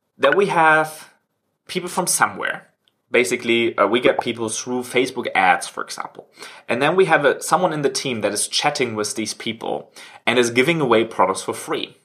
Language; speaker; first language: English; non-native, fluent; German